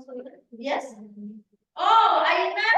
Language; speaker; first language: English; non-native, learner; Indonesian